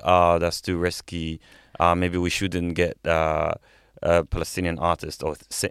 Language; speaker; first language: English; non-native, fluent; Arabic